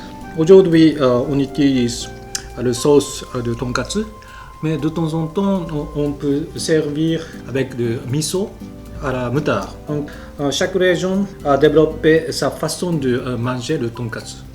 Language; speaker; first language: French; non-native, fluent; Japanese